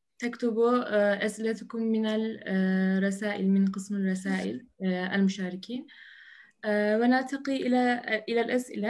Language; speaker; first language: Arabic; non-native, fluent; Turkish